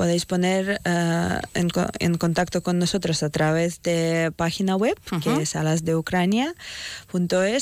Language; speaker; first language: Spanish; non-native, fluent; Ukrainian